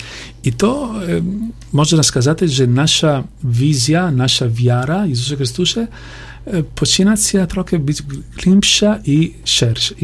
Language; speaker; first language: Polish; non-native, learner; Italian